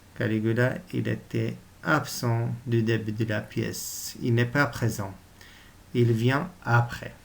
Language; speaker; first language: French; non-native, local second language; Arabic